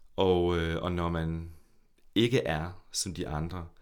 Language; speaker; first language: Danish; native; Danish